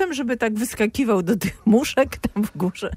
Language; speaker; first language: Polish; native; Polish